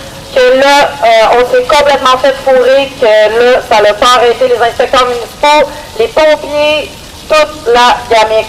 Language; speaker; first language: French; native; French